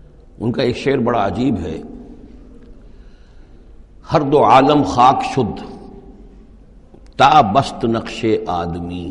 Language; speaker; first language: Urdu; native; Urdu